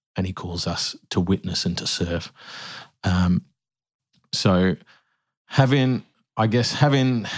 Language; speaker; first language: English; native; English